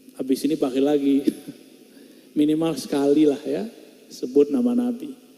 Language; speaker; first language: Indonesian; non-native, local second language; Minangkabau